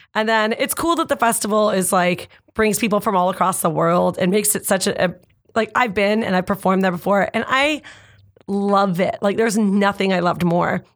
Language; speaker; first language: English; native; English